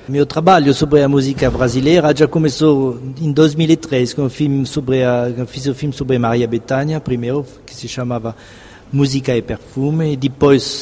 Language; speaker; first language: Portuguese; non-native, fluent; French